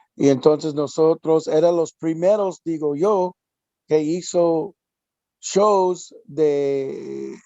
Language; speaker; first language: Spanish; non-native, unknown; English